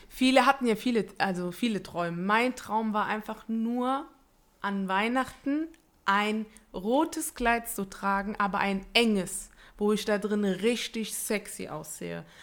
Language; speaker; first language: German; early bilingual, other home language; Italian